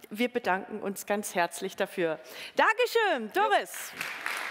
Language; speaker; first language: German; native; German